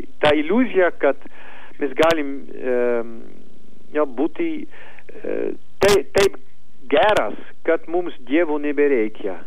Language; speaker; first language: Lithuanian; non-native, learner; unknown